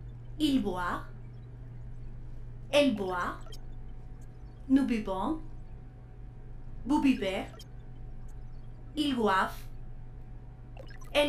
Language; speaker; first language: French; non-native, learner; Spanish